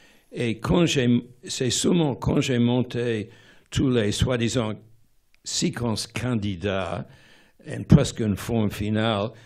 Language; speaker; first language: French; non-native, fluent; English